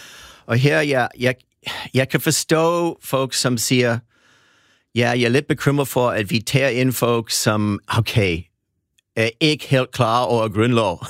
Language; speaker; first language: Danish; non-native, fluent; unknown